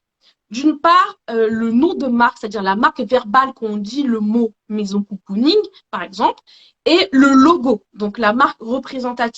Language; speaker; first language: French; native; French